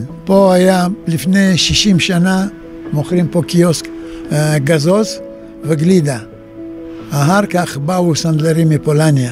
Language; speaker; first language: Hebrew; non-native, fluent; Russian